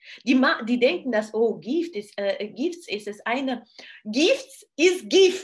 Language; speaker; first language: German; non-native, learner; Russian